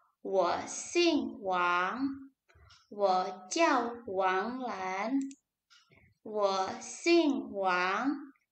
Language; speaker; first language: Chinese; non-native, fluent; Indonesian